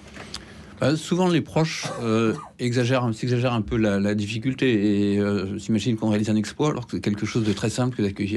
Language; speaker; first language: French; native; French